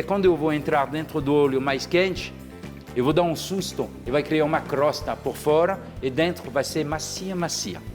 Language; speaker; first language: Portuguese; non-native, fluent; French